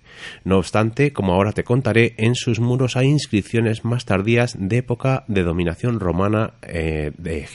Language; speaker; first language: Spanish; native; Spanish